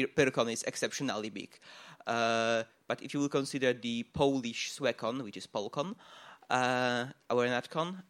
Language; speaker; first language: English; non-native, fluent; Polish